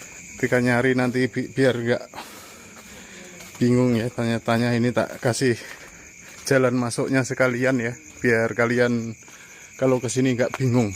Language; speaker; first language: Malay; non-native, local second language; Javanese